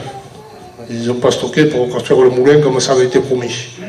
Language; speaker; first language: French; native; French